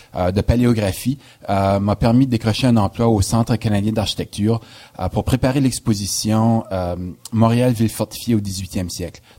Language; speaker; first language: French; native; French